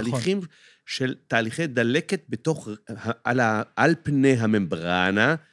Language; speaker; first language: Hebrew; native; Hebrew